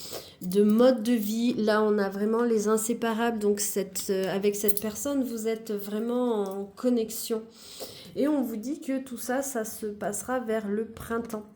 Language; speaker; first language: French; native; French